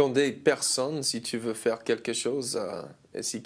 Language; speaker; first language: French; non-native, learner; English